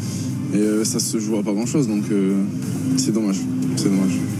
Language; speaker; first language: French; native; French